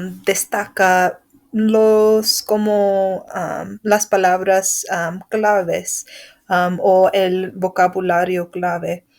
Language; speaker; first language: Spanish; non-native, fluent; English